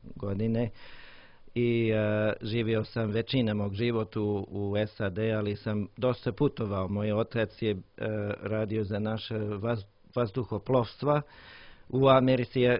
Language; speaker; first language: Croatian; non-native, learner; English